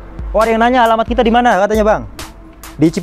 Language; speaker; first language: Indonesian; native; Indonesian